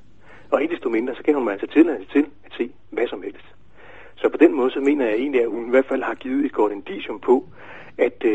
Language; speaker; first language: Danish; native; Danish